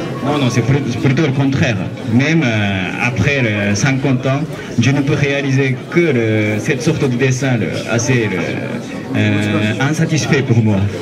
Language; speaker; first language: French; non-native, fluent; Japanese